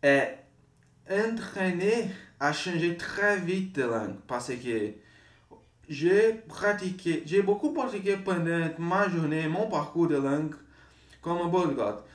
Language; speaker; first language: French; non-native, learner; Portuguese